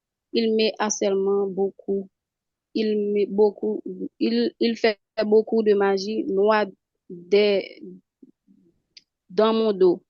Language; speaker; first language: French; non-native, local second language; Haitian Creole